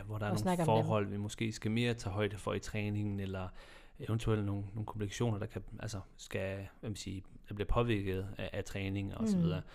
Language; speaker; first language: Danish; native; Danish